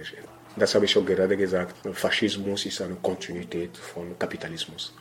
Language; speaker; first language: German; non-native, learner; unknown